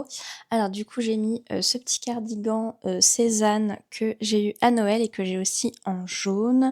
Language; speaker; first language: French; native; French